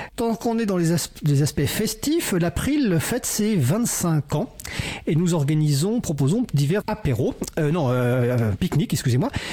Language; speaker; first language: French; native; French